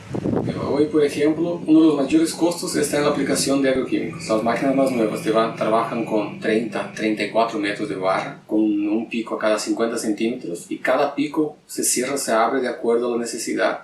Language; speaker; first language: Spanish; early bilingual, other home language; Portuguese